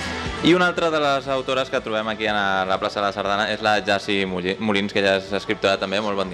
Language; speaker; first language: Catalan; native; Catalan